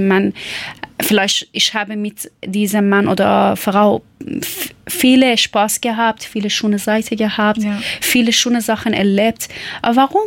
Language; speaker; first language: German; non-native, learner; Persian